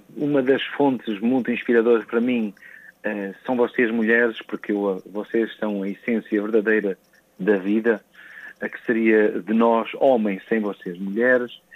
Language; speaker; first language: Portuguese; native; Portuguese